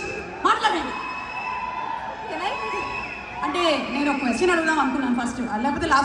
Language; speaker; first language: Telugu; native; Telugu